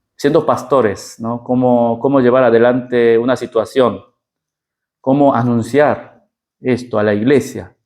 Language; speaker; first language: Spanish; early bilingual, other home language; Korean